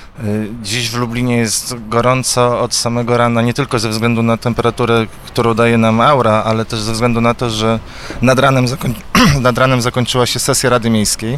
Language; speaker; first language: Polish; native; Polish